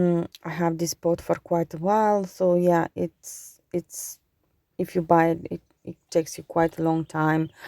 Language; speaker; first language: English; non-native, fluent; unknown